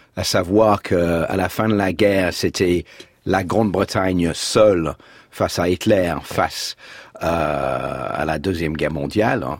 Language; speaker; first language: French; non-native, fluent; English